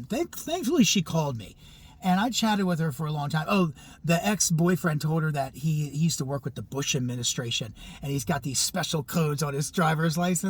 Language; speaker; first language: English; native; English